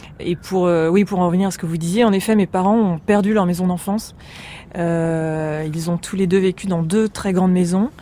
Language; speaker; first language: French; native; French